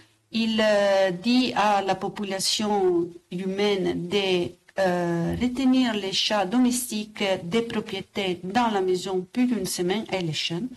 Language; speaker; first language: French; non-native, fluent; Italian